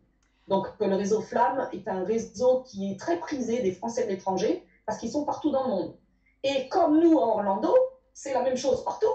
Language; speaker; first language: French; native; French